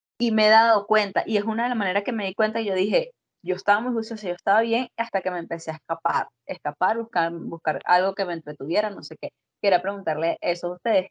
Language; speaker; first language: Spanish; native; Spanish